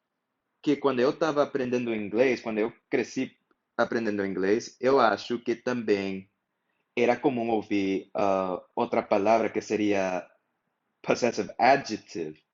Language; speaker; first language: Portuguese; non-native, fluent; English